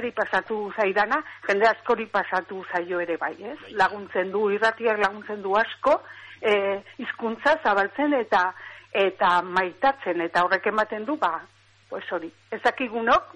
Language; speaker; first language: Basque; non-native, local second language; Spanish